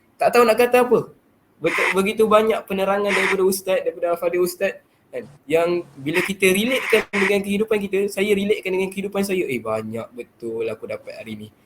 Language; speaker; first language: Malay; native; Malay